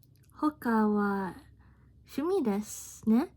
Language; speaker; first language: Japanese; non-native, learner; English